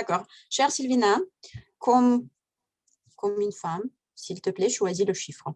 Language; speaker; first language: French; non-native, fluent; Russian